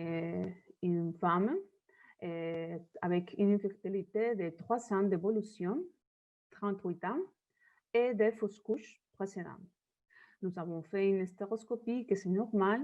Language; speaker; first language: French; non-native, learner; Spanish